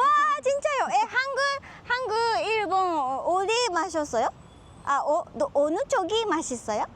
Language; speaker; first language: Korean; non-native, learner; Japanese